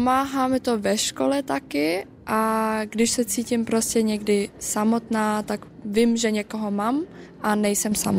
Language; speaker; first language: Czech; early bilingual, heritage; Czech